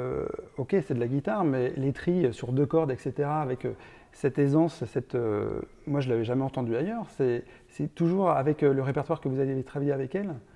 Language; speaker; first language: French; native; French